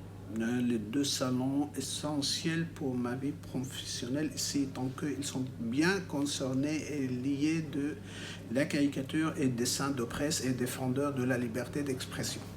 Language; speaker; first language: French; non-native, fluent; Arabic